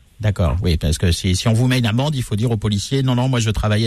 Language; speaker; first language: French; native; French